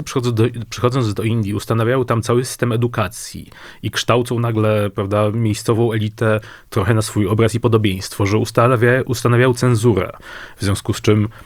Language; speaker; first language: Polish; native; Polish